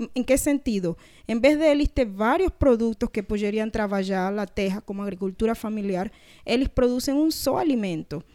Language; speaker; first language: Portuguese; non-native, learner; Spanish